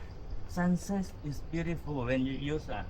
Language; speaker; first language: English; non-native, learner; Thai